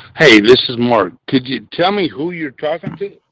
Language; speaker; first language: English; native; English